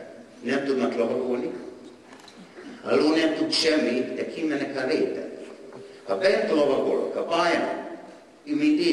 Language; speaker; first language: Hungarian; non-native, learner; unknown